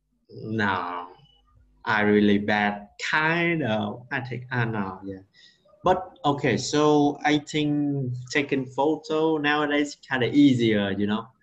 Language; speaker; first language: English; non-native, learner; Vietnamese